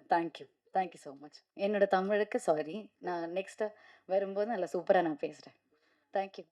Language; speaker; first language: Tamil; non-native, learner; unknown